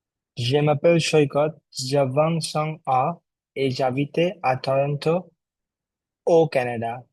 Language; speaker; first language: French; non-native, learner; Bangla